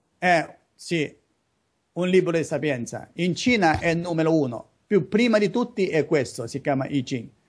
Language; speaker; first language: Italian; non-native, learner; Chinese